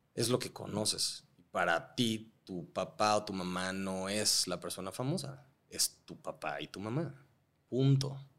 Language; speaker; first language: Spanish; native; Spanish